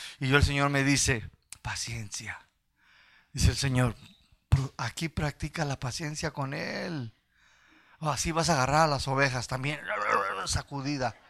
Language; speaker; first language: Spanish; early bilingual, heritage; Spanish